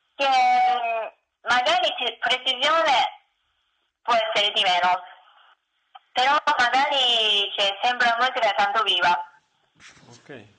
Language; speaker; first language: Italian; non-native, learner; Japanese